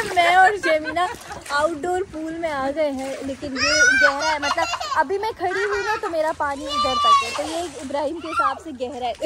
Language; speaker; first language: Urdu; native; Urdu